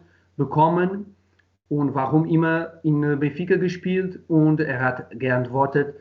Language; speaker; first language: German; non-native, learner; Portuguese